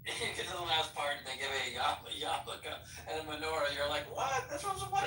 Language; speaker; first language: English; native; English